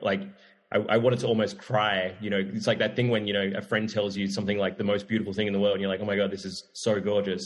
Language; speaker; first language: English; native; English